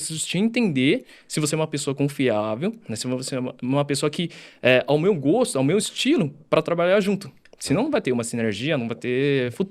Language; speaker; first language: Portuguese; early bilingual, other home language; Chinese